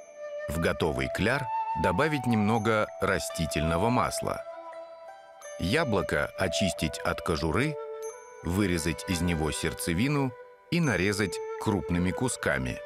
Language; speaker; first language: Russian; native; Russian